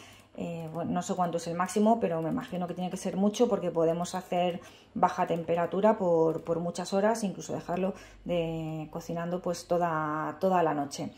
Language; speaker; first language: Spanish; native; Spanish